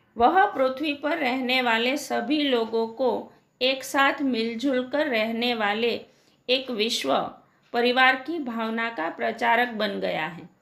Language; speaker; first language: Hindi; non-native, local second language; Gujarati